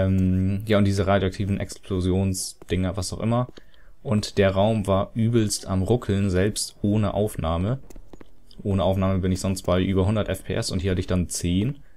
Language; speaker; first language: German; native; German